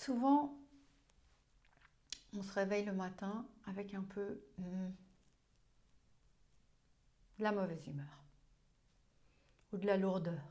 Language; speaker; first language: French; non-native, fluent; German